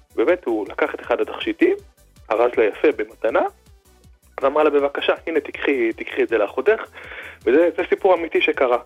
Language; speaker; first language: Hebrew; native; Hebrew